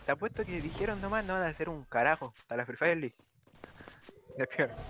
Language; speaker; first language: Spanish; native; Spanish